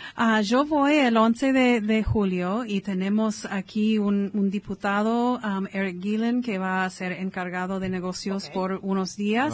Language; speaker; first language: Spanish; non-native, fluent; English